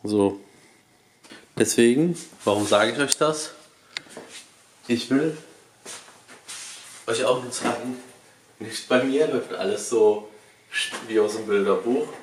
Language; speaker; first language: German; native; German